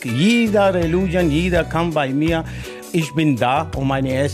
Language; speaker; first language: German; non-native, learner; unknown